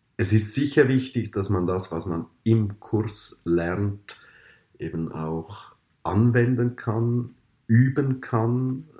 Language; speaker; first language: German; native; German